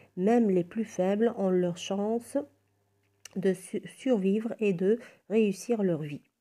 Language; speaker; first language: French; non-native, local second language; Arabic